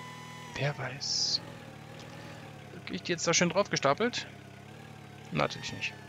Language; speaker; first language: German; native; German